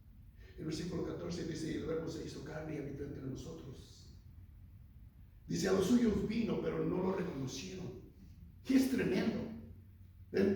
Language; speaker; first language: Spanish; native; Spanish